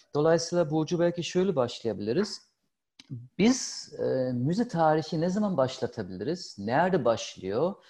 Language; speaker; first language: Turkish; non-native, fluent; German